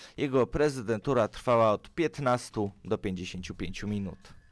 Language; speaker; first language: Polish; native; Polish